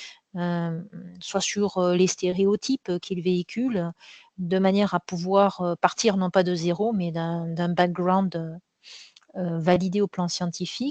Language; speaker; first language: French; native; French